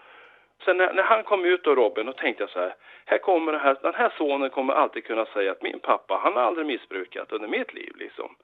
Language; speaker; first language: Swedish; native; Swedish